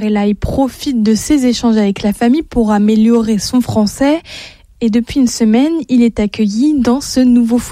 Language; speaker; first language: French; native; French